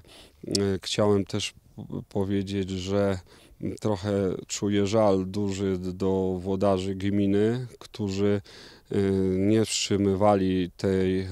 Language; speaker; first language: Polish; native; Polish